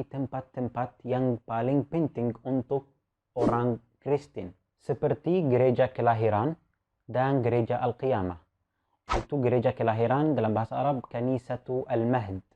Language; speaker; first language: Indonesian; non-native, fluent; Arabic